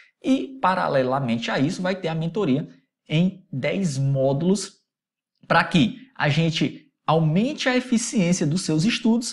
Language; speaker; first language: Portuguese; native; Portuguese